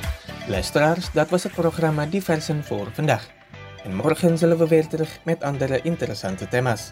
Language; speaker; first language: Dutch; non-native, fluent; Indonesian